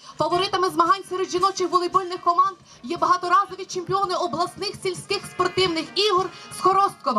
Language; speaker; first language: Ukrainian; native; Ukrainian